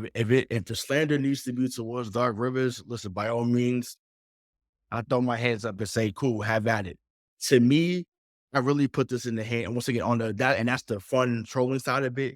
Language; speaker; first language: English; native; English